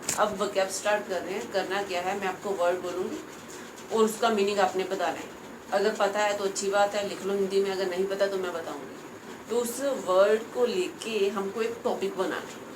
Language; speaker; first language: Hindi; non-native, local second language; Punjabi